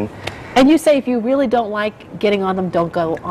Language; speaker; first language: English; native; English